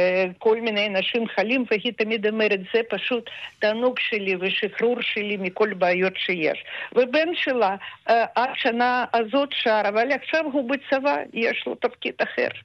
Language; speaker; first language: Hebrew; non-native, fluent; Russian